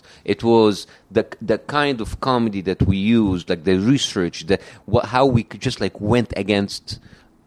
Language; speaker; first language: English; non-native, fluent; Arabic